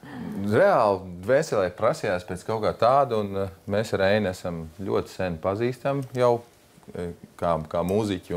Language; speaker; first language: Latvian; native; Latvian